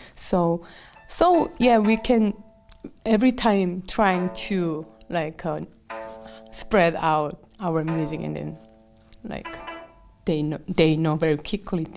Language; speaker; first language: English; non-native, learner; Korean